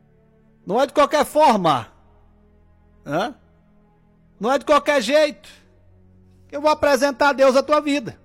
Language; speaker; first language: Portuguese; native; Portuguese